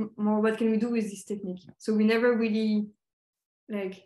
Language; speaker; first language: English; non-native, fluent; French